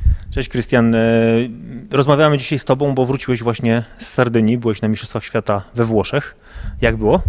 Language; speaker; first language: Polish; native; Polish